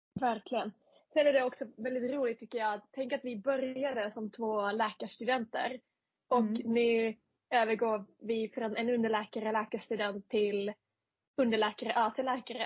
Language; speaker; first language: Swedish; non-native, fluent; Finnish